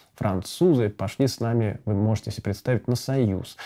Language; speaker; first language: Russian; native; Russian